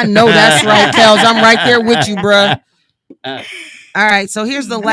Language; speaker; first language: English; native; English